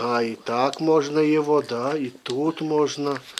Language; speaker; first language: Russian; early bilingual, heritage; Russian